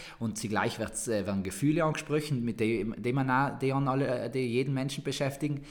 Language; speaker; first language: German; native; German